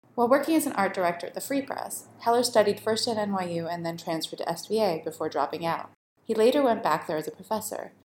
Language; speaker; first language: English; native; English